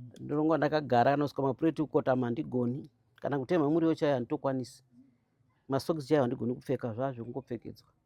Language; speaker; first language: Shona; native; Shona